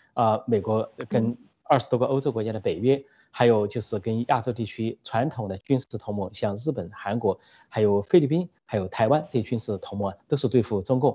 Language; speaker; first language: Chinese; native; Chinese